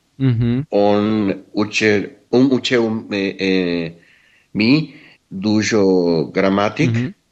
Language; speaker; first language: Polish; non-native, learner; Spanish